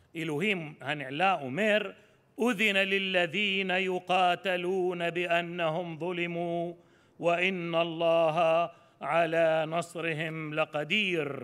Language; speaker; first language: Hebrew; non-native, local second language; Arabic